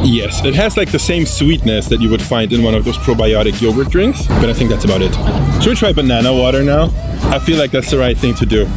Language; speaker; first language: English; non-native, fluent; German